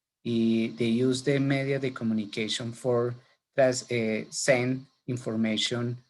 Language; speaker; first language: English; non-native, learner; Spanish